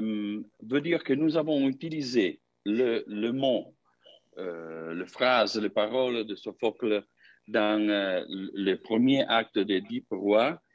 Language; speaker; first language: French; non-native, fluent; Italian